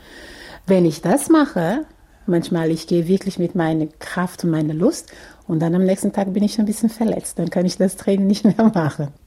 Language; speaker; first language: German; non-native, fluent; Portuguese